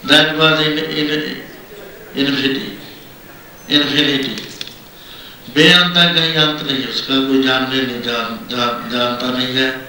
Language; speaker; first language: Hindi; non-native, local second language; Punjabi